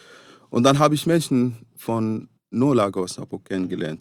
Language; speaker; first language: German; non-native, fluent; Arabic